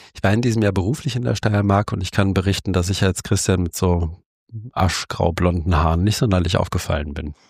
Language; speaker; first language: German; native; German